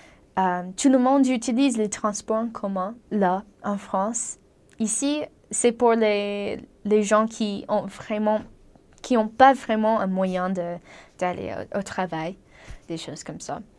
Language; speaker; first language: French; non-native, fluent; English